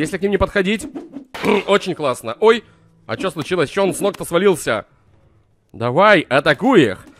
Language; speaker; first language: Russian; native; Russian